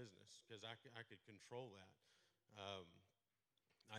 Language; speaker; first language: English; native; English